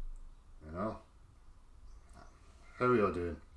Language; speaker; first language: English; native; English